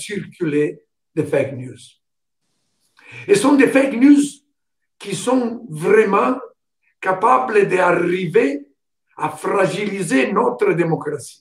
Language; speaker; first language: French; non-native, fluent; Italian